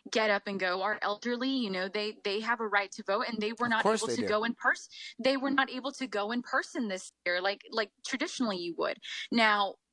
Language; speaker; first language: English; native; English